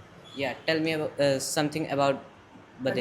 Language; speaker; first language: English; non-native, learner; Hindi